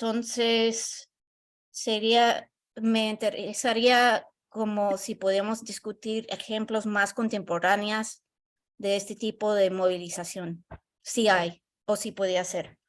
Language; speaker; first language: Spanish; non-native, learner; English